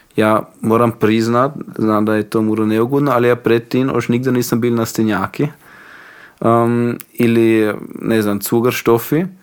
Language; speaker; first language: Slovenian; non-native, learner; Croatian